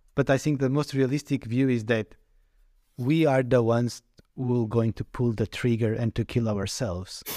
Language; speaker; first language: English; non-native, fluent; Portuguese